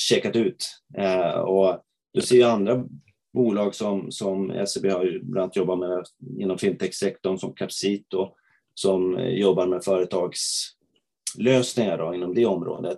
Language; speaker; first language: Swedish; native; Swedish